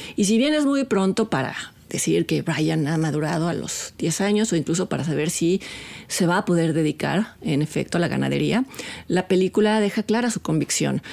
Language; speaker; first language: Spanish; native; Spanish